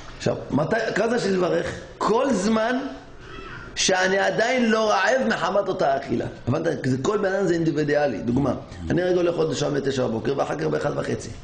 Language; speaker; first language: Hebrew; native; Hebrew